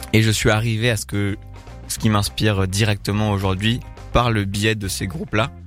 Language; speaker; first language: French; native; French